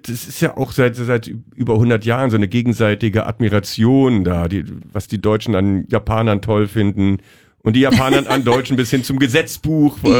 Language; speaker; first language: German; native; German